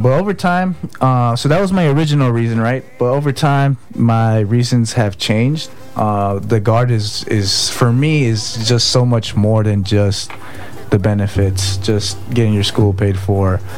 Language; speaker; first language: English; early bilingual, other home language; Spanish